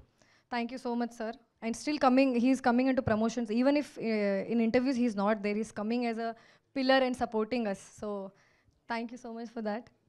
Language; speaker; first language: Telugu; non-native, fluent; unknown